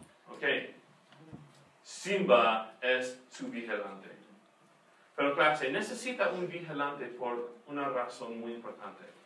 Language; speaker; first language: Spanish; non-native, fluent; English